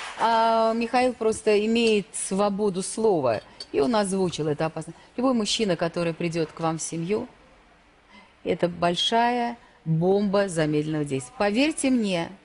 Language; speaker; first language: Russian; native; Russian